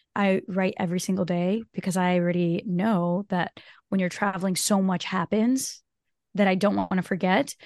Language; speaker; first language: English; non-native, fluent; Portuguese